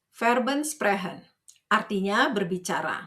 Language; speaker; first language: German; non-native, fluent; Indonesian